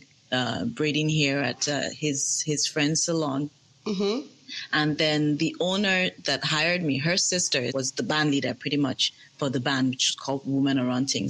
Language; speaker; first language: English; non-native, local second language; Yoruba